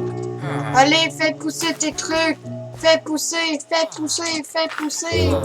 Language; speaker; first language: French; native; French